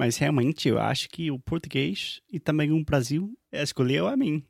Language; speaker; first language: Portuguese; non-native, fluent; English